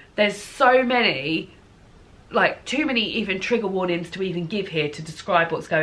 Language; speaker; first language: English; native; English